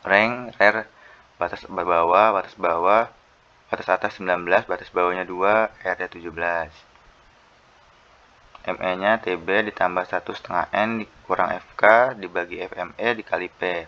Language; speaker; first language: Indonesian; native; Indonesian